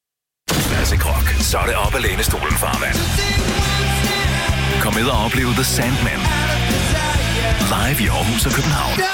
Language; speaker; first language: Danish; native; Danish